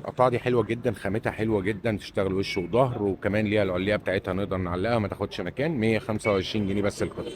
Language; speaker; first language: Arabic; native; Arabic